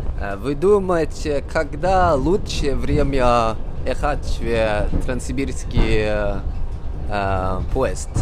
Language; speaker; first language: Russian; non-native, learner; Swedish